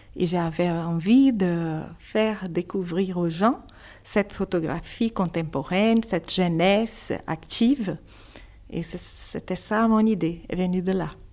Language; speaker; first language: French; non-native, fluent; Portuguese